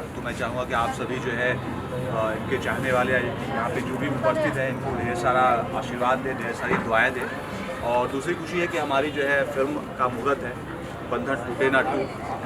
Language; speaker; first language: Hindi; native; Hindi